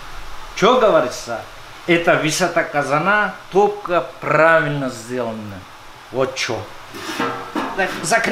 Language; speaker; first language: Russian; non-native, fluent; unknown